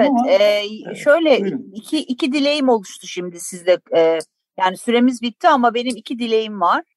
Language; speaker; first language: Turkish; native; Turkish